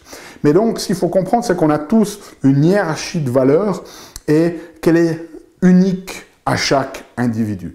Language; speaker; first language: French; native; French